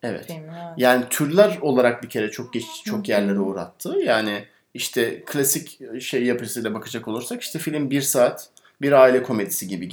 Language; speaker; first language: Turkish; native; Turkish